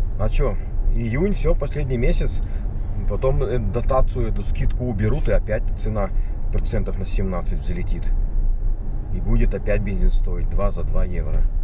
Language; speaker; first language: Russian; native; Russian